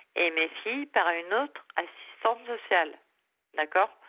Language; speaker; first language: French; native; French